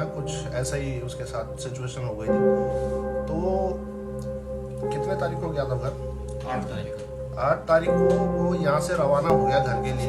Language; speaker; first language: Hindi; native; Hindi